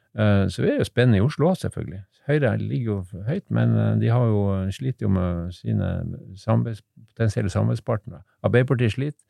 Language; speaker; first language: Norwegian; native; Norwegian